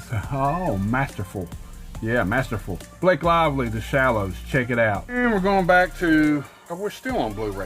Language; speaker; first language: English; native; English